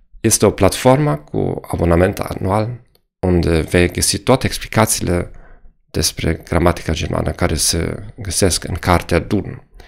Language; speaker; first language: Romanian; non-native, fluent; German